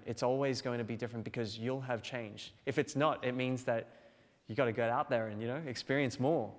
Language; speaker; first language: English; native; English